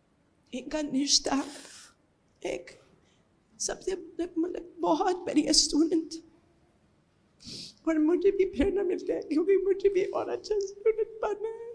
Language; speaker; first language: Hindi; non-native, learner; English